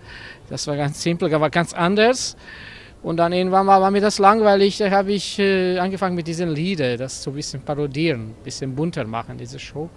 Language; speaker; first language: German; non-native, learner; Croatian